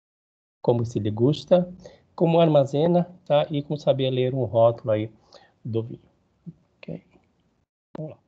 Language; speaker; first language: Portuguese; native; Portuguese